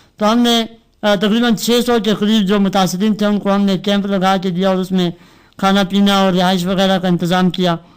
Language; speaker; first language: Urdu; non-native, local second language; Northern Hindko